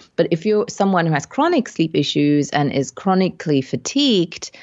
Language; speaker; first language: English; non-native, fluent; Luxembourgish